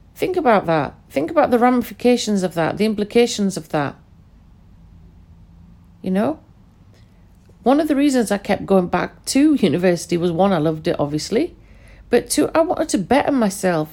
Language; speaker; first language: English; non-native, local second language; Pashto